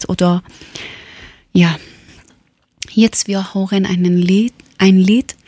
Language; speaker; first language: German; non-native, learner; Persian